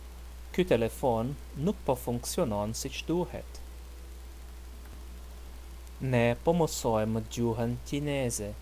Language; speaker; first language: Albanian; non-native, learner; English